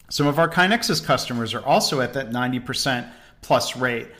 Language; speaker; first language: English; native; English